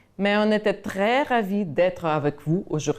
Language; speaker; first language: French; non-native, fluent; Ukrainian